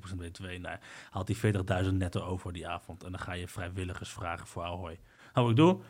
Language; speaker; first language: Dutch; early bilingual, other home language; Spanish